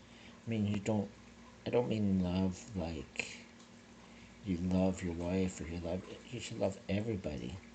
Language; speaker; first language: English; native; English